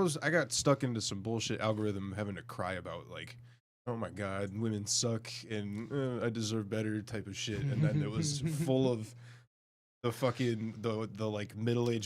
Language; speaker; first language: English; native; English